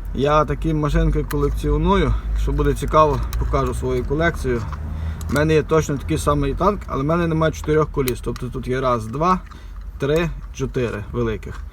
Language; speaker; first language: Ukrainian; native; Ukrainian